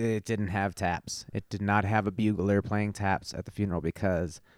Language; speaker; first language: English; native; English